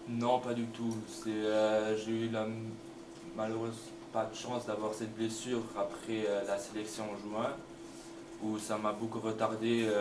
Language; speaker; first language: French; non-native, local second language; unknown